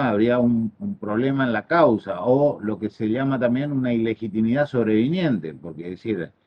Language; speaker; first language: Spanish; native; Spanish